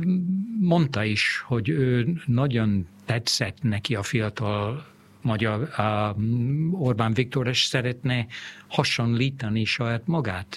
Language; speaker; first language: Hungarian; non-native, fluent; English